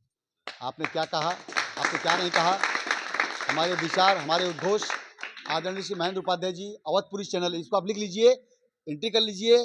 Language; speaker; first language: Hindi; native; Hindi